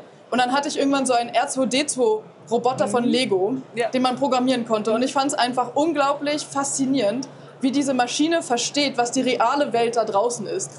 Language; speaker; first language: German; native; German